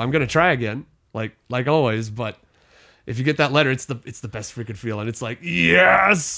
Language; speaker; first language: English; native; English